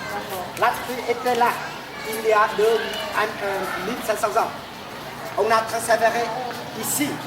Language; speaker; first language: French; non-native, fluent; Vietnamese